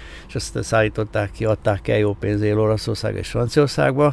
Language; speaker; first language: Hungarian; native; Hungarian